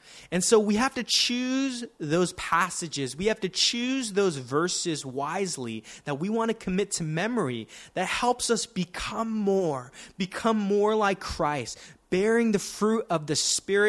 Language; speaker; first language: English; native; English